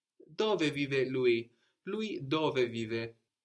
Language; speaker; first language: Italian; non-native, fluent; English